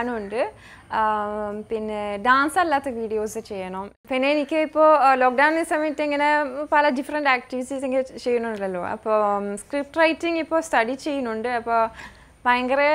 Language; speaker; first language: Malayalam; non-native, fluent; French